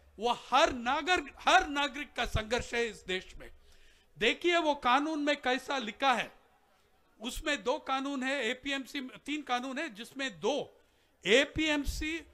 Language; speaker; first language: Hindi; non-native, local second language; Telugu